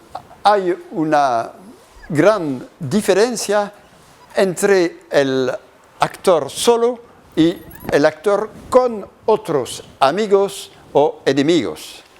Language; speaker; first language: Spanish; non-native, learner; French